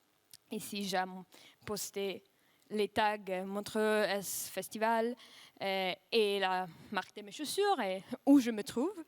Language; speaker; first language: French; non-native, fluent; Russian